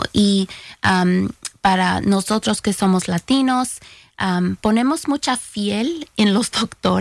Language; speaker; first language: Spanish; early bilingual, heritage; Spanish